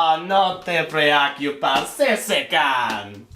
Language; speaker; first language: Spanish; non-native, learner; English